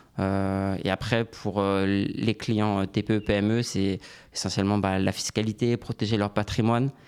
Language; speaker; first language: French; native; French